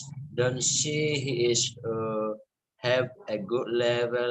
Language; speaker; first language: English; non-native, learner; Indonesian